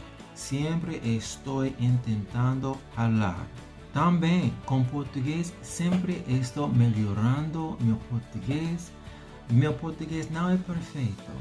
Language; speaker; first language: Spanish; non-native, learner; English